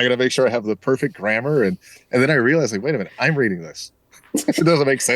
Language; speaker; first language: English; native; English